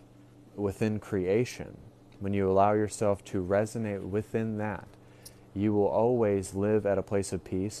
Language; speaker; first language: English; native; English